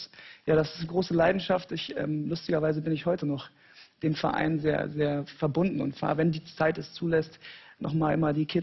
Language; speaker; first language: German; native; German